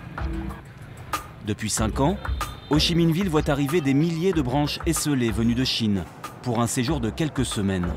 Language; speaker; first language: French; native; French